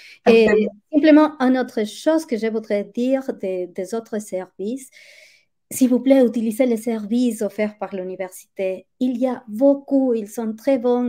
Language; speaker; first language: French; non-native, fluent; Spanish